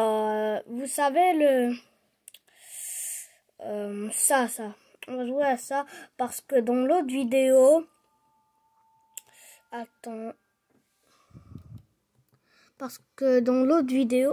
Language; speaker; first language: French; non-native, local second language; Arabic